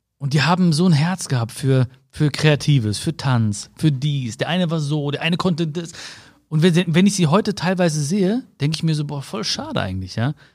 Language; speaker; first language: German; native; German